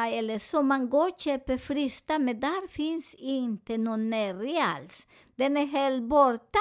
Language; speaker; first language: Swedish; non-native, learner; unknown